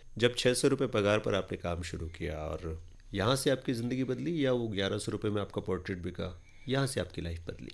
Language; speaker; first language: Hindi; native; Hindi